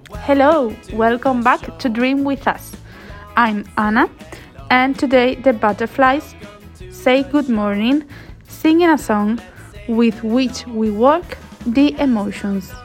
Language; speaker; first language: English; non-native, fluent; Spanish